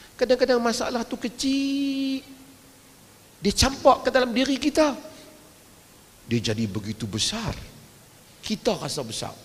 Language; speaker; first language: Malay; native; Malay